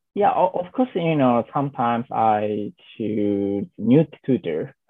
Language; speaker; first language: English; non-native, learner; Japanese